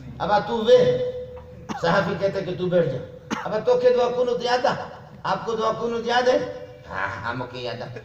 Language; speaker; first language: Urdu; non-native, local second language; Brahui